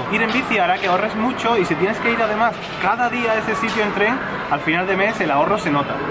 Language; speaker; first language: Spanish; native; Spanish